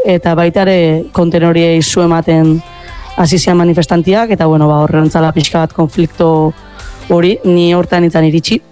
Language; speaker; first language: Basque; native; Basque